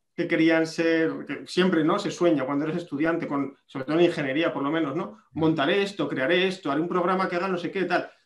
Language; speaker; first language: Spanish; native; Spanish